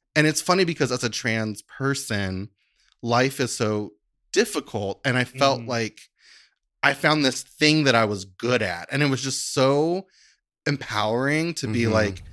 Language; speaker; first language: English; native; English